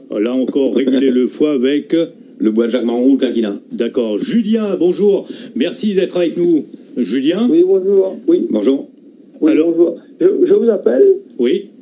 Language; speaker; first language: French; native; French